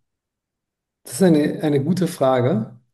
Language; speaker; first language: German; non-native, fluent; Spanish